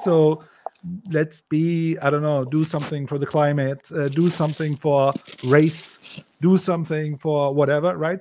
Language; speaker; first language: English; non-native, fluent; German